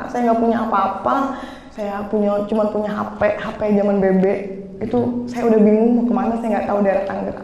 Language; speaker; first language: Indonesian; native; Indonesian